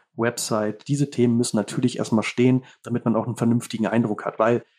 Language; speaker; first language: German; native; German